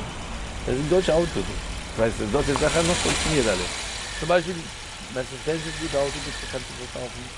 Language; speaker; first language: German; non-native, learner; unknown